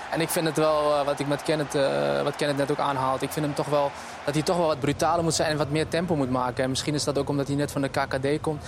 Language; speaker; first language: Dutch; early bilingual, other home language; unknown